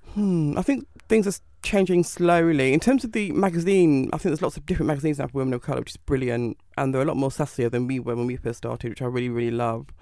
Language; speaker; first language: English; native; English